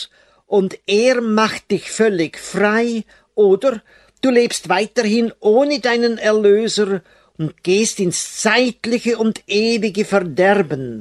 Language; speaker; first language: German; native; German